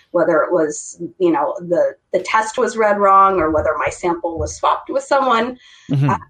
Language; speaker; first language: English; native; English